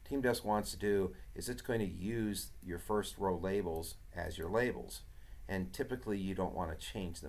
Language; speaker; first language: English; native; English